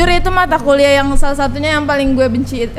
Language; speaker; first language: Indonesian; native; Indonesian